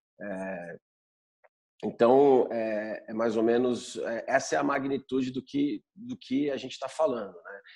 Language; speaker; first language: Portuguese; native; Portuguese